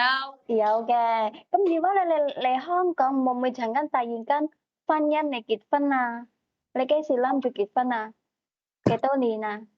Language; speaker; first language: Cantonese; native; Cantonese